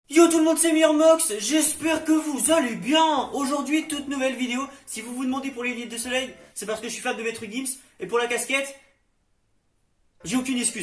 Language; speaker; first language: French; native; French